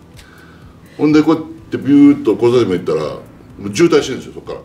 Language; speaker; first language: Japanese; native; Japanese